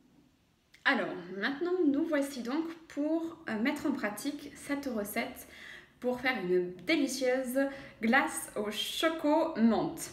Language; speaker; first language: French; native; French